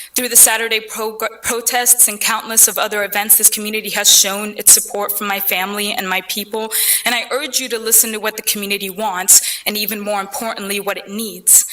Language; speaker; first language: English; early bilingual, other home language; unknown